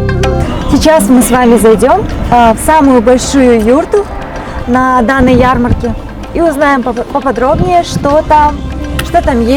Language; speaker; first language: Russian; native; Russian